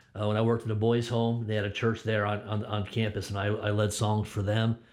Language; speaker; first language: English; native; English